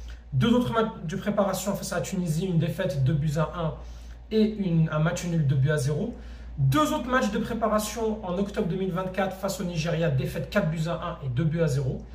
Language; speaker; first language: French; native; French